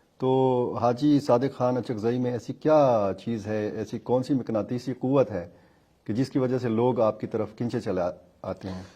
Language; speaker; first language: Urdu; native; Urdu